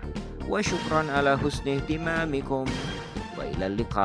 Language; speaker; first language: Arabic; non-native, fluent; Indonesian